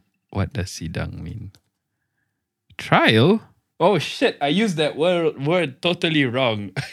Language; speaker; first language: English; non-native, local second language; Malay